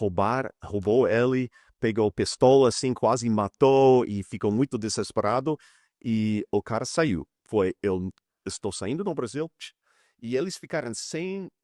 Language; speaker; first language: Portuguese; non-native, fluent; English